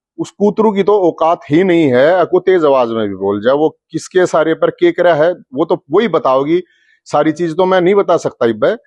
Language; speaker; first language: Hindi; native; Hindi